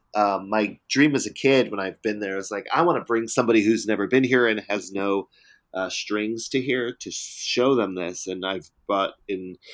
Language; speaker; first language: English; early bilingual, other home language; Italian